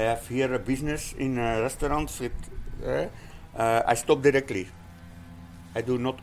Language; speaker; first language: English; non-native, learner; Dutch